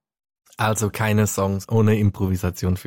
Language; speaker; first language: German; native; German